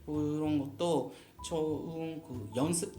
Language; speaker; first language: Korean; non-native, learner; Japanese